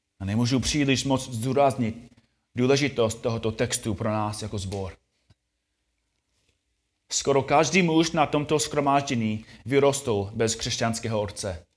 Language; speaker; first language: Czech; non-native, fluent; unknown